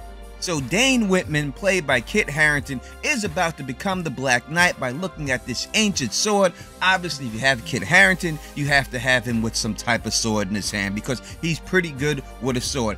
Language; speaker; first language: English; native; English